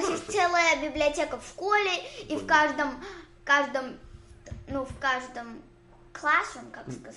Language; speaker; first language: Russian; early bilingual, heritage; Russian